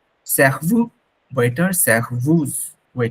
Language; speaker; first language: French; non-native, fluent; Bangla